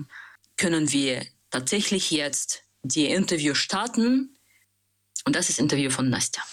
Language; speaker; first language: German; non-native, learner; Russian